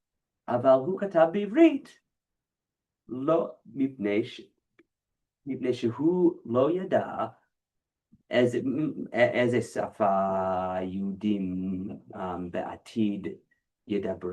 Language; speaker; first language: Hebrew; non-native, fluent; English